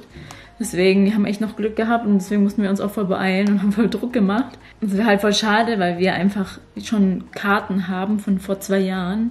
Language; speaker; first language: German; native; German